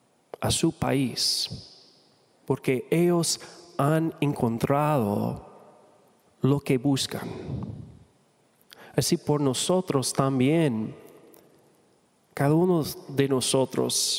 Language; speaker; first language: Spanish; non-native, fluent; English